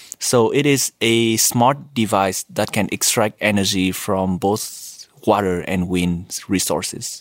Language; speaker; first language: English; non-native, fluent; Vietnamese